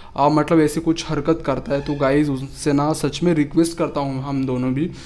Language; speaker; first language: Hindi; native; Hindi